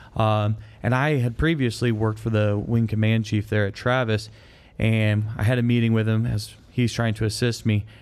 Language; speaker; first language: English; native; English